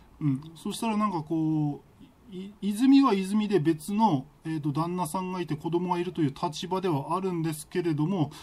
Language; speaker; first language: Japanese; native; Japanese